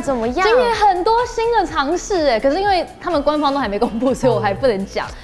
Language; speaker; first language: Chinese; native; Chinese